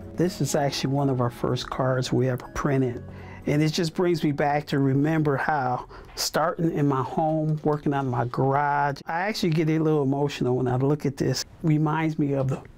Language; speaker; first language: English; native; English